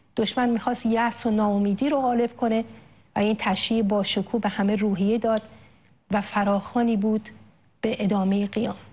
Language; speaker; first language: Persian; native; Persian